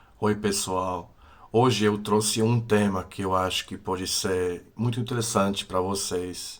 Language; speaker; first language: Portuguese; non-native, fluent; Croatian